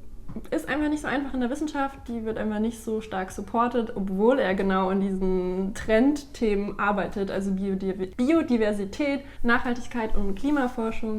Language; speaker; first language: German; native; German